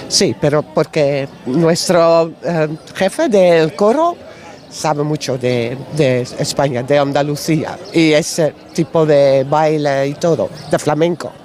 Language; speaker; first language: Spanish; non-native, learner; Dutch